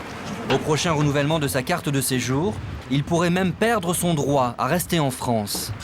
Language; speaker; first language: French; native; French